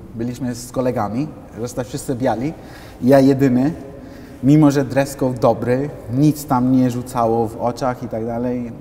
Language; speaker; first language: Polish; non-native, fluent; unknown